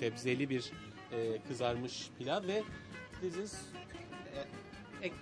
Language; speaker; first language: Turkish; native; Turkish